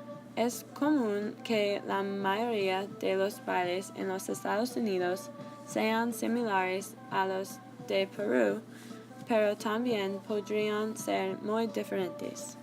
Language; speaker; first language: Spanish; non-native, learner; English